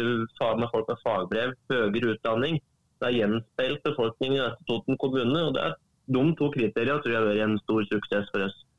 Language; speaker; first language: Norwegian; native; Norwegian